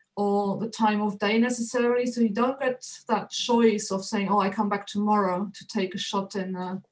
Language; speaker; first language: English; non-native, fluent; German